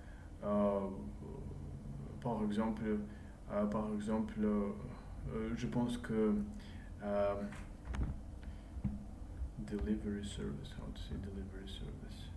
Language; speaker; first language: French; non-native, learner; English